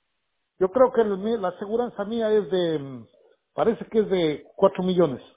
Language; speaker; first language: Spanish; native; Spanish